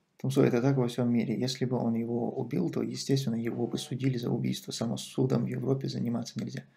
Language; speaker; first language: Russian; non-native, local second language; Chechen